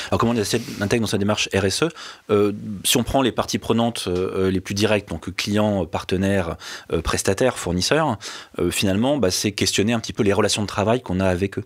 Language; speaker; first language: French; native; French